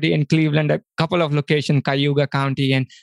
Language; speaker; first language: English; non-native, local second language; Hindi